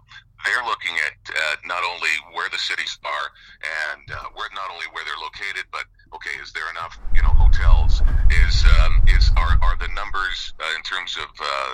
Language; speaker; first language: English; native; English